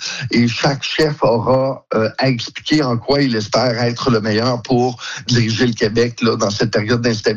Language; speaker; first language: French; native; French